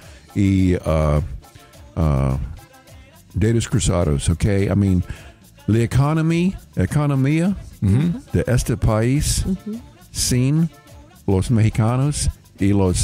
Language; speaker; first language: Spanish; non-native, learner; English